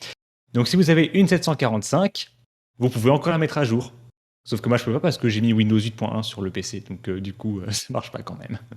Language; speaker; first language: French; native; French